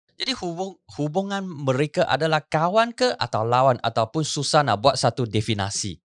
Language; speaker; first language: Malay; non-native, local second language; Chinese